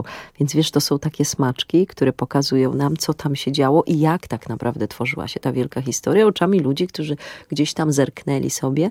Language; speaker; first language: Polish; native; Polish